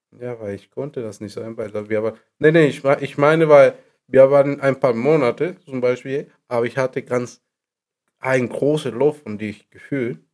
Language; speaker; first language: German; non-native, learner; Spanish